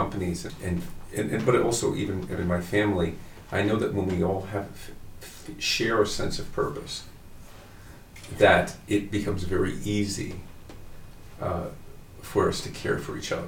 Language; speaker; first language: English; native; English